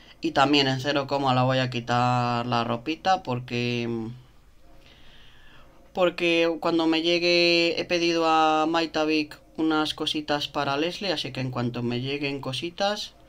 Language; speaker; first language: Spanish; native; Spanish